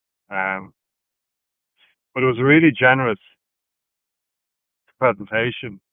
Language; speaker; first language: English; native; English